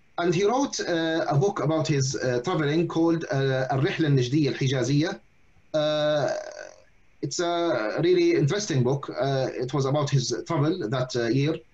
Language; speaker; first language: English; non-native, fluent; Arabic